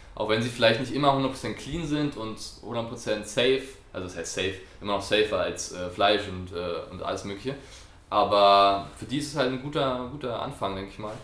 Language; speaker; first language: German; non-native, fluent; French